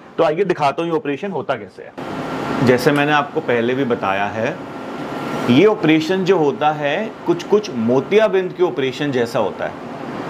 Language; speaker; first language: Hindi; native; Hindi